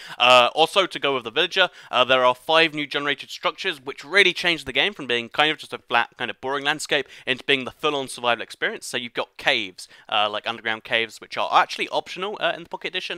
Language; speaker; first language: English; native; English